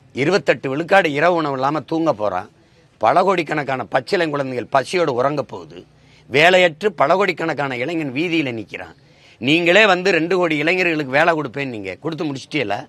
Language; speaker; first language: Tamil; native; Tamil